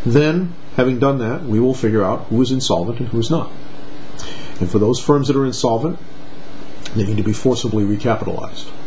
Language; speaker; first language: English; native; English